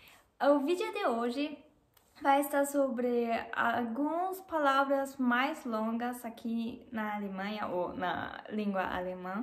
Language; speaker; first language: Portuguese; non-native, learner; German